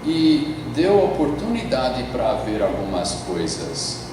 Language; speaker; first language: Portuguese; non-native, fluent; English